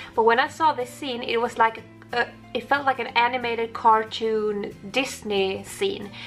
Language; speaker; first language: English; non-native, fluent; Swedish